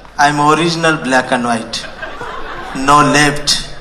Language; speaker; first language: English; non-native, local second language; Marathi